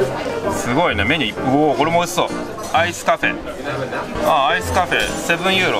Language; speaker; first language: Japanese; native; Japanese